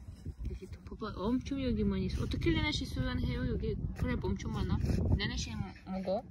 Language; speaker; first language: Korean; non-native, learner; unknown